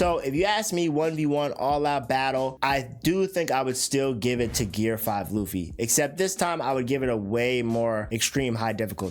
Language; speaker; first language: English; native; English